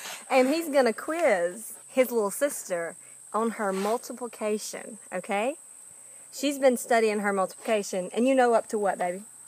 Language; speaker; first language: English; native; English